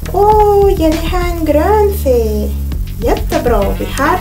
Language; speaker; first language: Swedish; non-native, fluent; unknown